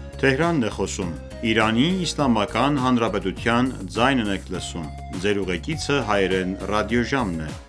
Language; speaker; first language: Armenian; native; Armenian